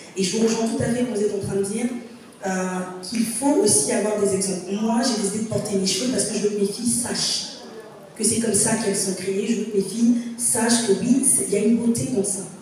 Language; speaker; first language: French; native; French